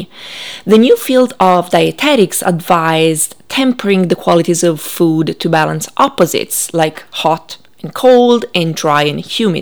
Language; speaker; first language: English; non-native, fluent; Italian